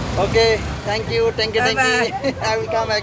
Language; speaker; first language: English; non-native, learner; Bangla